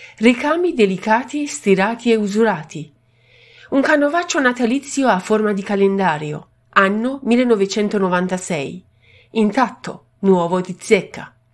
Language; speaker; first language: Italian; non-native, fluent; Persian